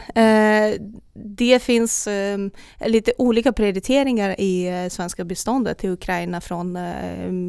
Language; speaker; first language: Swedish; non-native, fluent; Russian